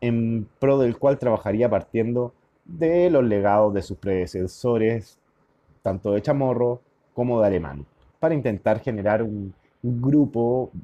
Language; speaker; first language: Spanish; native; Spanish